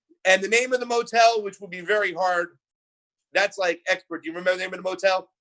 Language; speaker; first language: English; native; English